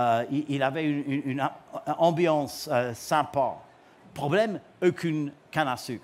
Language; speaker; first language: French; non-native, learner; English